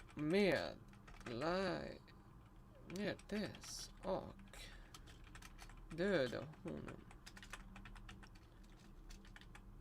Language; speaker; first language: Swedish; non-native, learner; Russian